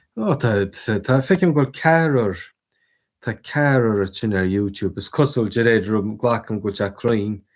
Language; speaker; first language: Irish; native; Irish